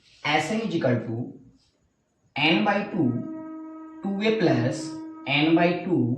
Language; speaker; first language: English; non-native, local second language; Hindi